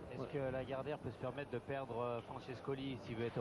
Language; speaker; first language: French; native; French